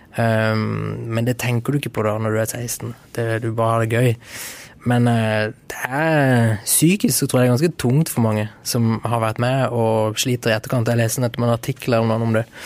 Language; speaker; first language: Norwegian; early bilingual, other home language; Spanish